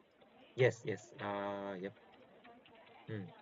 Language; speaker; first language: English; non-native, learner; Korean